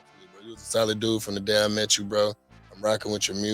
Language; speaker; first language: English; native; English